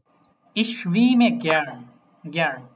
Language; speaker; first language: German; non-native, fluent; Bangla